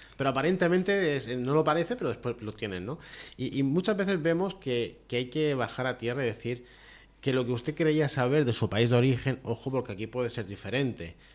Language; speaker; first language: Spanish; native; Spanish